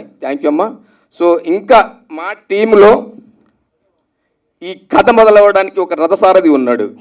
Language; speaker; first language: Telugu; native; Telugu